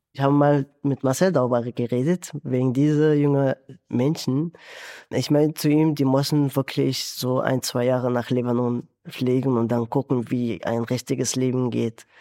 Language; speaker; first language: German; non-native, fluent; Arabic